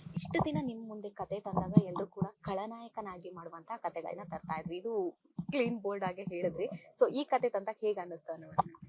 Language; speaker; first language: Kannada; native; Kannada